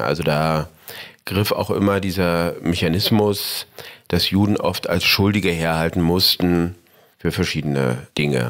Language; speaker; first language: German; native; German